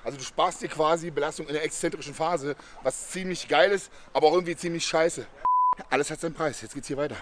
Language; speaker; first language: German; native; German